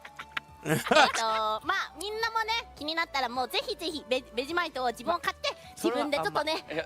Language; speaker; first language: Japanese; native; Japanese